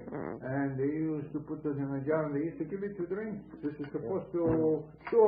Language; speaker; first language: English; non-native, fluent; Ladino